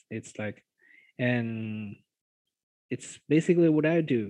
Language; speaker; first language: English; non-native, fluent; Spanish